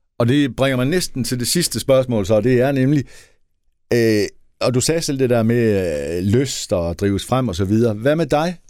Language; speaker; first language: Danish; native; Danish